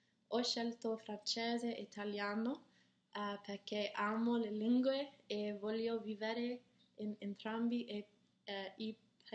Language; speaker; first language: Italian; non-native, learner; English